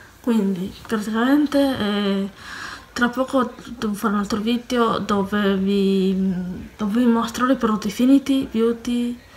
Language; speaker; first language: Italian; native; Italian